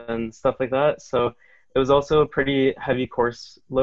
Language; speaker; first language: English; native; English